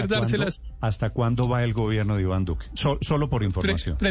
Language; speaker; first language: Spanish; native; Spanish